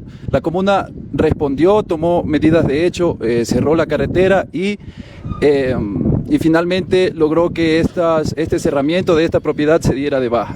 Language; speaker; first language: Spanish; native; Spanish